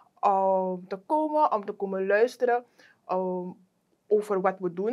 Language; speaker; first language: Dutch; native; Dutch